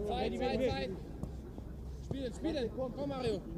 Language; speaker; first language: German; non-native, learner; Catalan